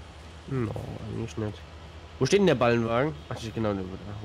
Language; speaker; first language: German; native; German